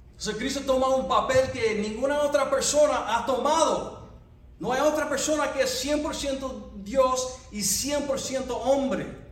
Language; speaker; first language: Spanish; non-native, fluent; English